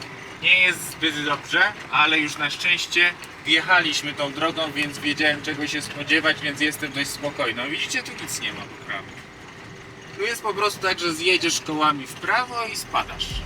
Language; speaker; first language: Polish; native; Polish